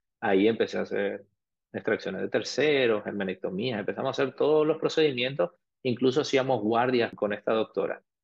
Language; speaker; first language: Spanish; early bilingual, other home language; Arabic